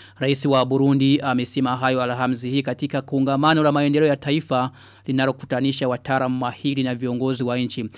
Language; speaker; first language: Swahili; non-native, local second language; Rundi